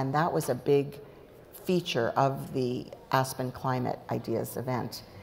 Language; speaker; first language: English; native; English